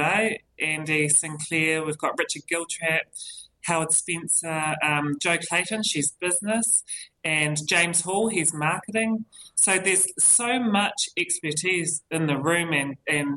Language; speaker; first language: English; native; English